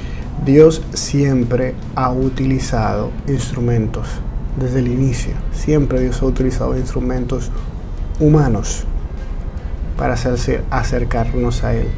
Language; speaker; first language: Spanish; native; Spanish